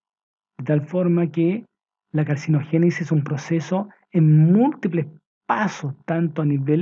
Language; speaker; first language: Spanish; native; Spanish